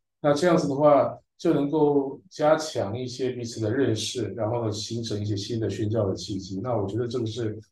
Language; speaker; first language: Chinese; early bilingual, heritage; Chinese